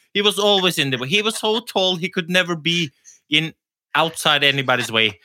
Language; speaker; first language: English; non-native, fluent; Norwegian